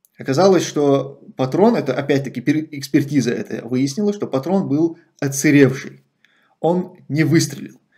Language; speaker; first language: Russian; non-native, local second language; Chechen